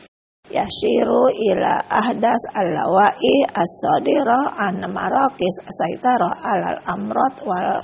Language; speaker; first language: Arabic; non-native, fluent; Indonesian